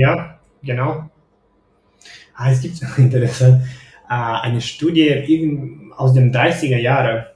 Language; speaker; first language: German; non-native, fluent; Romanian